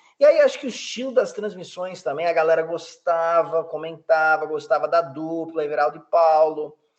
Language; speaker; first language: Portuguese; early bilingual, heritage; Portuguese